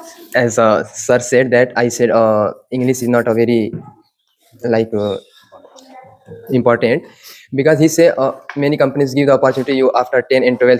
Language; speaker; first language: English; non-native, learner; Hindi